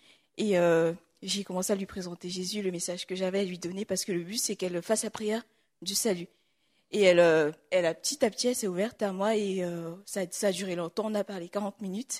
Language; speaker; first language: French; native; French